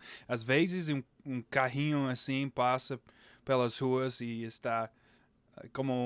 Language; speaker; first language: Portuguese; non-native, fluent; English